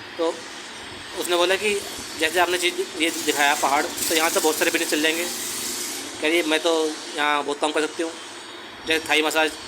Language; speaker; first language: Hindi; native; Hindi